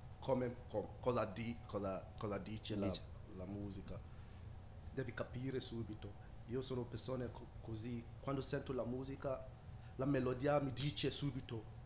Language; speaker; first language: Italian; non-native, learner; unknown